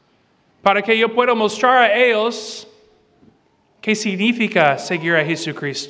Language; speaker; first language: Spanish; non-native, fluent; English